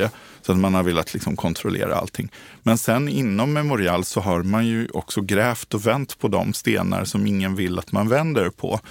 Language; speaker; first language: Swedish; native; Swedish